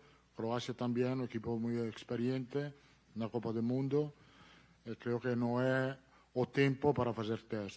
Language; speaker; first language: Portuguese; non-native, learner; Italian